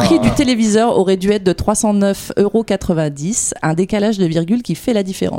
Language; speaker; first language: French; native; French